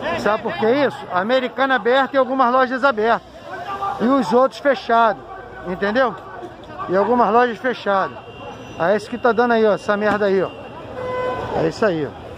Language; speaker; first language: Portuguese; native; Portuguese